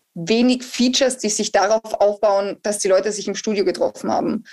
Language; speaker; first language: German; native; German